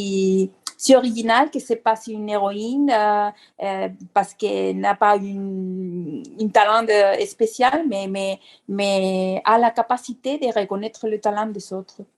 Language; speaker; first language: French; non-native, fluent; Spanish